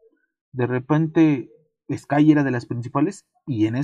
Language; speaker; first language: Spanish; native; Spanish